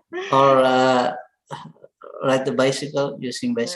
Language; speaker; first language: English; non-native, learner; Indonesian